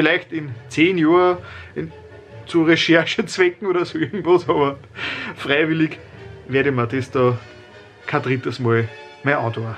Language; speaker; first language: German; native; German